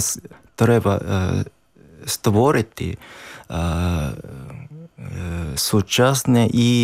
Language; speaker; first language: Ukrainian; non-native, learner; Japanese